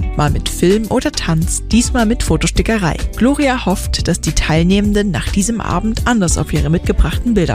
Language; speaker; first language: German; native; German